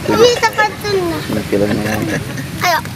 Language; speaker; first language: Indonesian; non-native, local second language; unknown